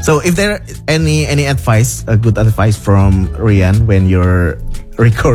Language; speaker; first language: English; non-native, fluent; Indonesian